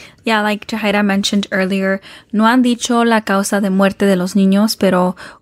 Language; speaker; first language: Spanish; early bilingual, heritage; Spanish